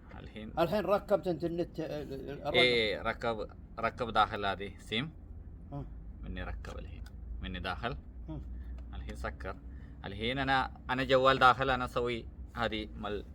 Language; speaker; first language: Arabic; non-native, learner; Malayalam